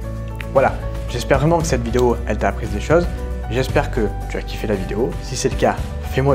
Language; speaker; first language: French; native; French